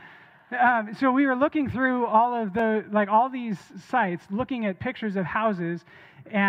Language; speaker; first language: English; native; English